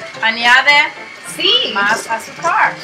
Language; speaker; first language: Spanish; non-native, learner; English